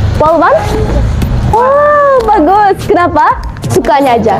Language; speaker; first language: Indonesian; non-native, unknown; German